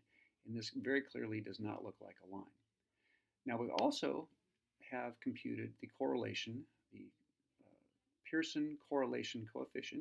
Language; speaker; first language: English; native; English